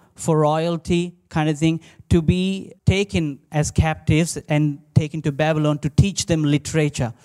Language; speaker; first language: English; non-native, local second language; Telugu